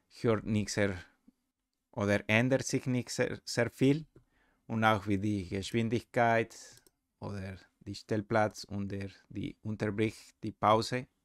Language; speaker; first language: German; non-native, learner; Spanish